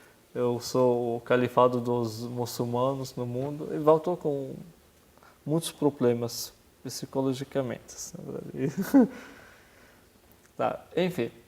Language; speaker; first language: Portuguese; non-native, fluent; Arabic